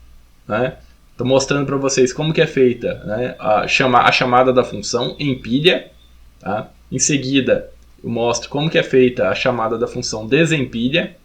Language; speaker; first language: Portuguese; native; Portuguese